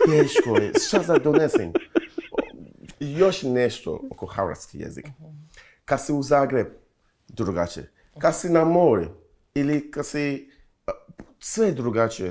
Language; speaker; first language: Serbian; non-native, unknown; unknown